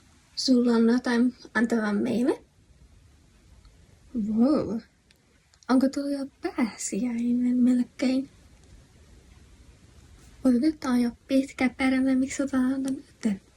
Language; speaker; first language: Finnish; non-native, learner; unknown